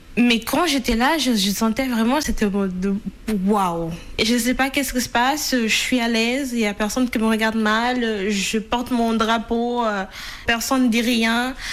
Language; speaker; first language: French; non-native, fluent; Portuguese